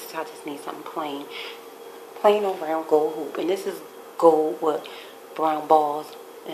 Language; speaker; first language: English; native; English